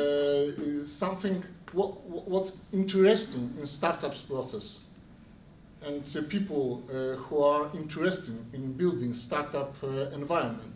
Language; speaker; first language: English; non-native, learner; Polish